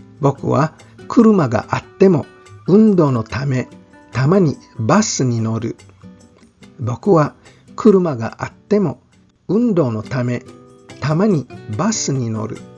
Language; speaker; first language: Japanese; non-native, fluent; Filipino